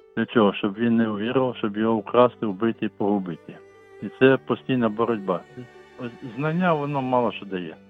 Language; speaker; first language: Ukrainian; non-native, local second language; Russian